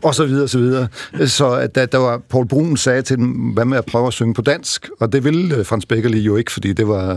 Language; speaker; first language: Danish; native; Danish